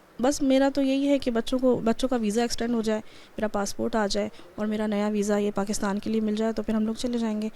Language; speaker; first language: Hindi; native; Hindi